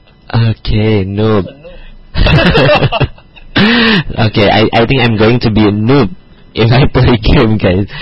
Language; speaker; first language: English; non-native, learner; Indonesian